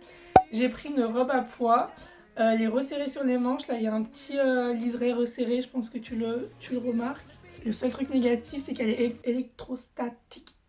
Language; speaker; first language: French; native; French